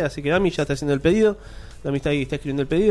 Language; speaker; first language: Spanish; native; Spanish